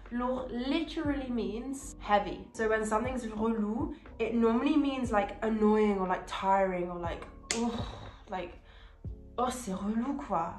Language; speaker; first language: English; native; English